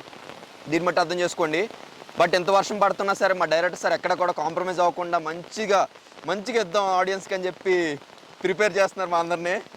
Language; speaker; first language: Telugu; native; Telugu